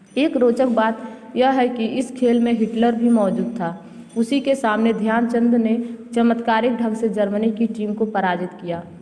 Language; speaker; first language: Hindi; native; Hindi